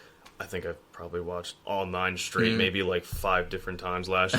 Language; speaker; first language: English; native; English